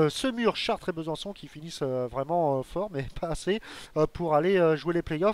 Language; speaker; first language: French; native; French